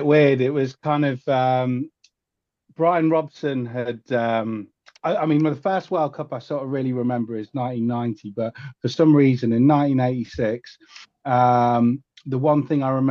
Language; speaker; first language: English; native; English